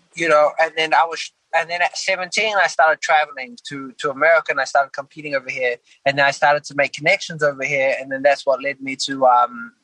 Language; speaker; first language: English; native; English